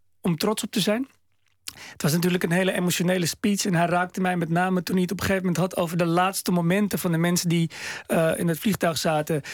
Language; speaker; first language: Dutch; early bilingual, other home language; Arabic